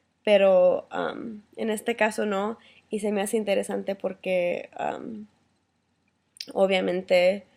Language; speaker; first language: Spanish; early bilingual, heritage; Spanish